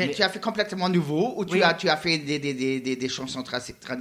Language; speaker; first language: French; non-native, learner; Luxembourgish